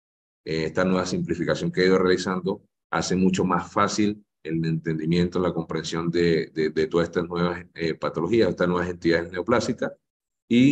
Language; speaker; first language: Spanish; native; Spanish